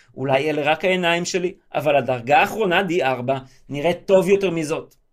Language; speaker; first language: Hebrew; native; Hebrew